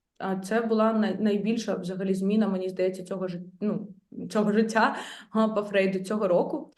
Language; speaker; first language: Ukrainian; native; Ukrainian